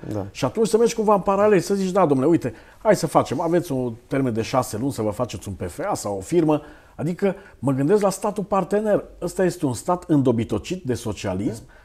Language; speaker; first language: Romanian; native; Romanian